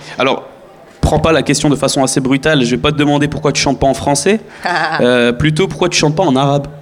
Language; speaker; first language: French; native; French